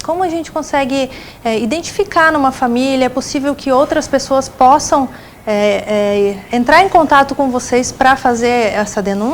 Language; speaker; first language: Portuguese; native; Portuguese